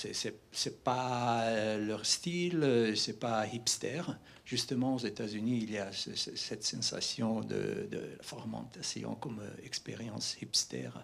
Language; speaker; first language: French; non-native, fluent; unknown